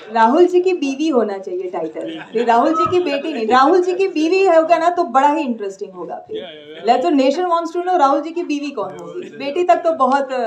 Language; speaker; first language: Hindi; non-native, local second language; Gujarati